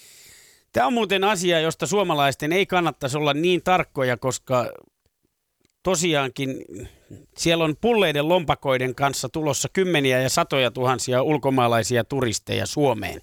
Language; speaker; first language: Finnish; native; Finnish